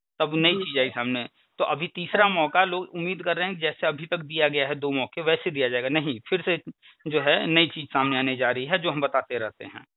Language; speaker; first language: Hindi; native; Hindi